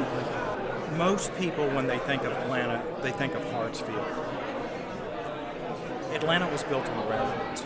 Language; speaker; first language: English; native; English